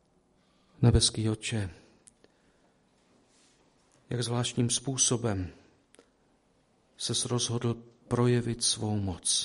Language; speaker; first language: Czech; native; Czech